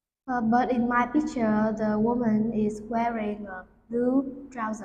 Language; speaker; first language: English; non-native, learner; Vietnamese